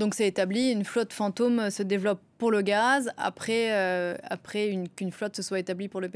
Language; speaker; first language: French; native; French